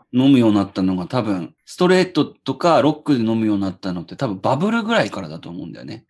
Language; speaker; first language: Japanese; native; Japanese